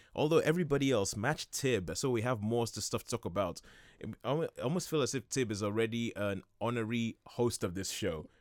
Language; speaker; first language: English; non-native, local second language; Yoruba